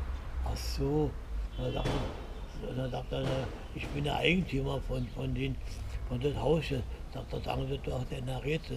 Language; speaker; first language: German; native; German